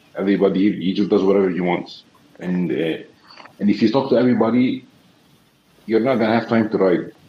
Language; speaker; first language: English; non-native, fluent; Arabic